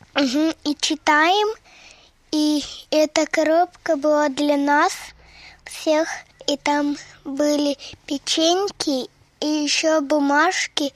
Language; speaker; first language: Russian; early bilingual, heritage; Russian